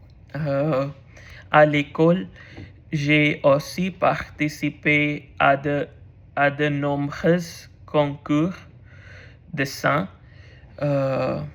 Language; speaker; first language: French; non-native, learner; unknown